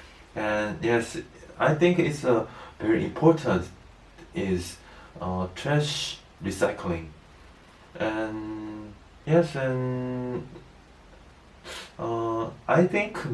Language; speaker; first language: English; non-native, learner; Korean